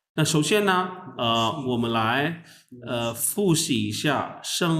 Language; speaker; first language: Chinese; non-native, fluent; Urdu